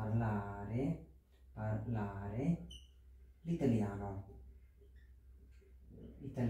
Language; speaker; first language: Italian; non-native, fluent; Bangla